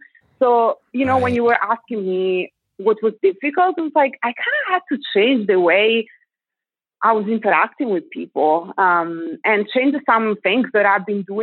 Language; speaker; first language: English; non-native, fluent; Italian